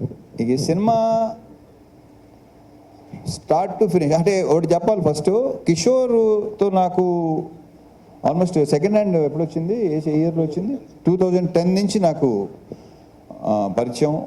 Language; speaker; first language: Telugu; native; Telugu